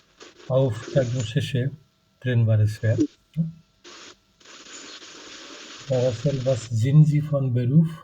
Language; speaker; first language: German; non-native, fluent; Bangla